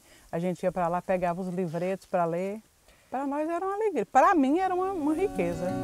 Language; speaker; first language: Portuguese; native; Portuguese